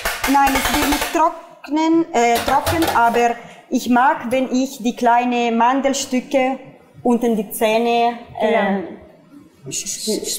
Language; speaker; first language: German; non-native, fluent; Italian